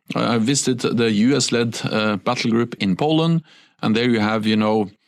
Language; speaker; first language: English; non-native, fluent; Norwegian